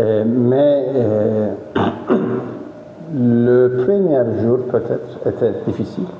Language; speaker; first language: French; non-native, fluent; Turkish